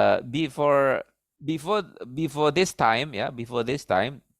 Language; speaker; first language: English; non-native, learner; Indonesian